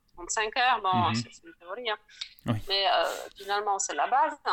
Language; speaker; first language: French; non-native, fluent; Polish